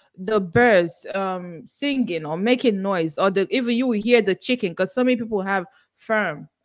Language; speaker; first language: English; non-native, local second language; Igbo